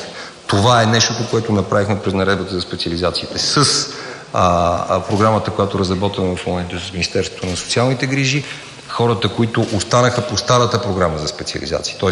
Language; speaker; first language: Bulgarian; native; Bulgarian